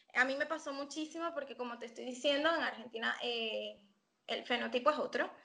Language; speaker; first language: Spanish; native; Spanish